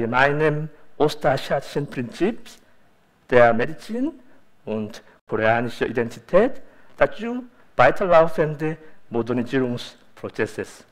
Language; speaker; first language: German; non-native, fluent; Korean